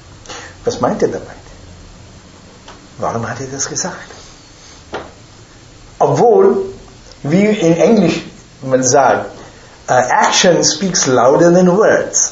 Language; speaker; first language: German; non-native, fluent; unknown